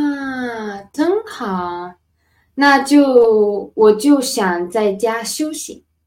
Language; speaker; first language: Chinese; non-native, fluent; Spanish